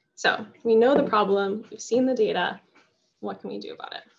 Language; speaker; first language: English; native; English